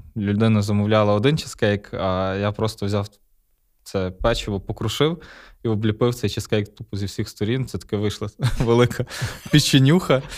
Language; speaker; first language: Ukrainian; native; Ukrainian